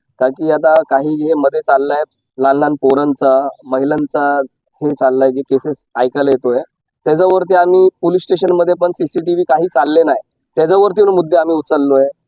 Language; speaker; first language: Marathi; non-native, local second language; Hindi